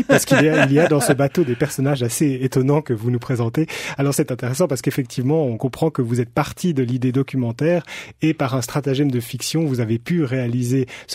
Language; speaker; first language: French; native; French